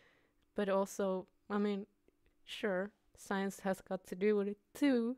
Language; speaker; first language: English; non-native, fluent; Finnish